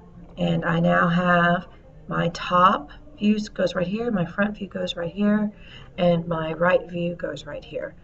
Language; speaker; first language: English; native; English